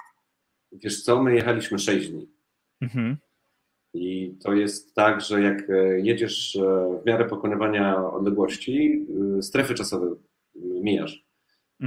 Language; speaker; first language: Polish; native; Polish